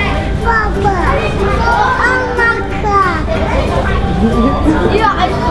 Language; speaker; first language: Russian; early bilingual, heritage; Russian